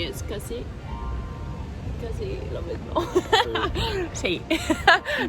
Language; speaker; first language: Spanish; non-native, learner; English